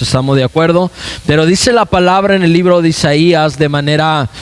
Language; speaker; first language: Spanish; native; Spanish